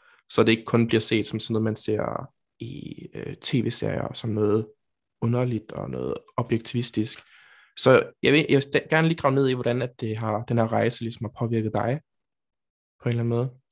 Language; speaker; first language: Danish; native; Danish